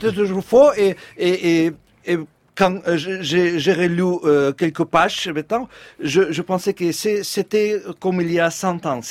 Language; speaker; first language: French; non-native, fluent; Russian